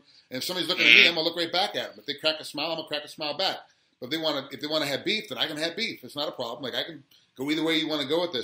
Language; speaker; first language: English; native; English